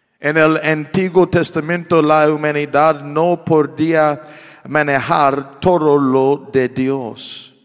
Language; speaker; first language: Spanish; non-native, learner; English